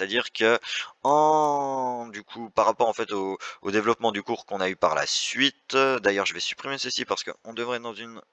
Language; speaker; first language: French; native; French